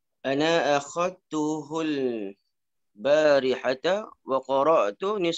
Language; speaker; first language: Arabic; non-native, learner; Malay